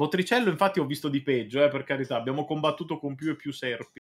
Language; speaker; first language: Italian; native; Italian